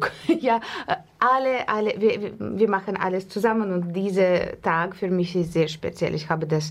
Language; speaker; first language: German; non-native, learner; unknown